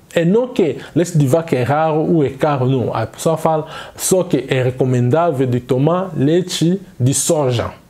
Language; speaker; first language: Portuguese; non-native, fluent; Swahili